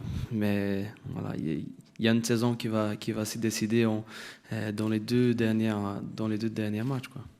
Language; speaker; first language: French; non-native, fluent; Portuguese